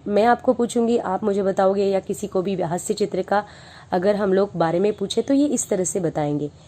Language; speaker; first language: Hindi; non-native, local second language; Marathi